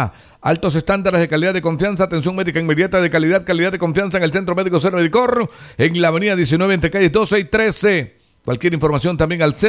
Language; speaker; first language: Spanish; native; Spanish